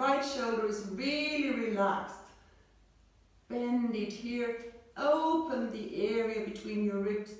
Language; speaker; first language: English; non-native, fluent; German